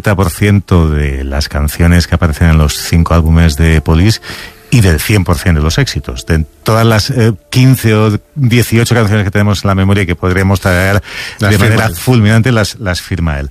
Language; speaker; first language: Spanish; native; Spanish